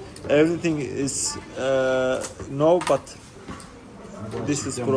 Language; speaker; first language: English; non-native, learner; Turkish